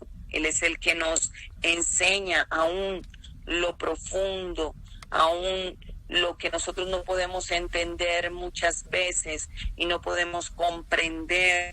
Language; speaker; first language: Spanish; native; Spanish